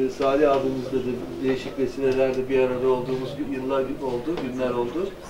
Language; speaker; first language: Turkish; native; Turkish